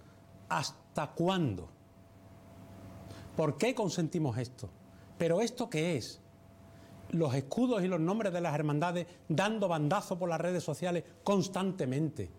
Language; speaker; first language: Spanish; native; Spanish